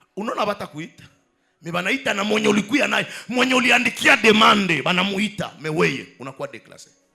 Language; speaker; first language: Swahili; native; Swahili